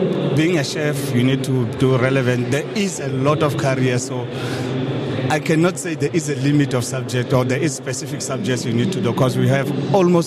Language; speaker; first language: English; non-native, local second language; Northern Sotho